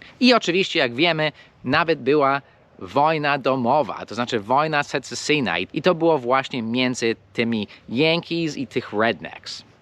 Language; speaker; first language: Polish; non-native, fluent; English